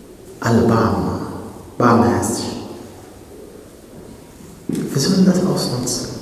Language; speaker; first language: German; non-native, fluent; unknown